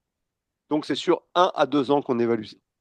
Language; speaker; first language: French; native; French